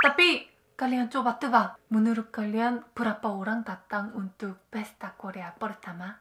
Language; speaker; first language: Indonesian; non-native, learner; Korean